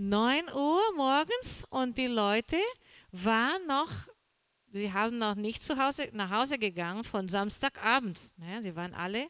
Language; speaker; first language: German; non-native, learner; Portuguese